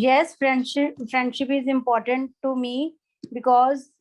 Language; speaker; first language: English; non-native, learner; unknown